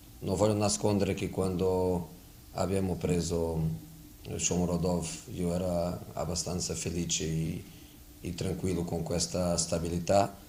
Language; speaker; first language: Italian; non-native, fluent; Portuguese